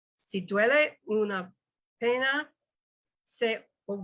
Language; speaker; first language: Spanish; non-native, learner; English